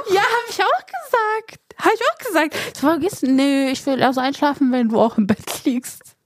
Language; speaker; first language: German; early bilingual, other home language; Polish